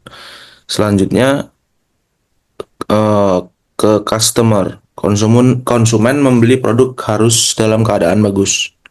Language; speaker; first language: Indonesian; native; Indonesian